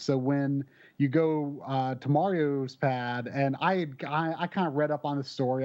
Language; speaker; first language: English; native; English